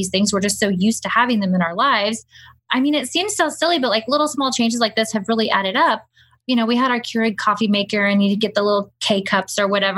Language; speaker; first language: English; native; English